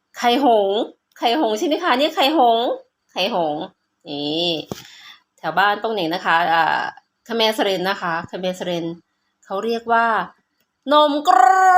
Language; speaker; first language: Thai; non-native, local second language; Northern Khmer